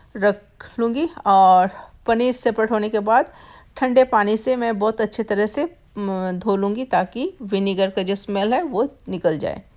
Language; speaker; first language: Hindi; non-native, local second language; Bangla